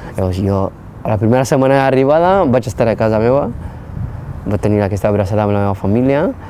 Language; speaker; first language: Catalan; non-native, fluent; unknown